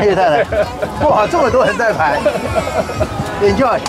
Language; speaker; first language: Chinese; native; Chinese